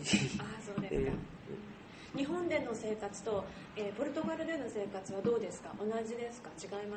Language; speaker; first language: Japanese; native; Japanese